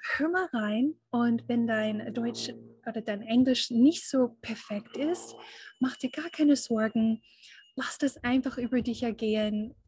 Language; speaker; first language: German; non-native, fluent; English